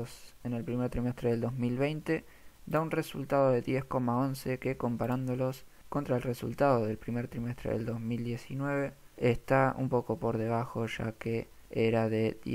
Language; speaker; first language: Spanish; native; Spanish